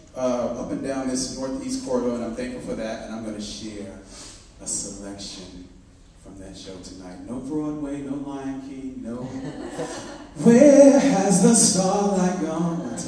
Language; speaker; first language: English; native; English